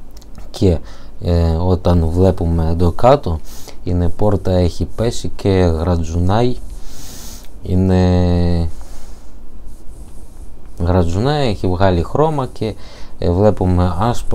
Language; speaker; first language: Greek; non-native, learner; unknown